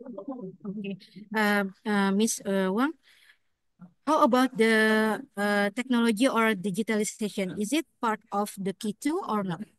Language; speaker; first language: English; non-native, learner; Indonesian